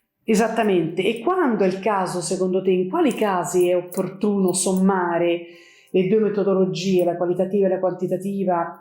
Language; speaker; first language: Italian; native; Italian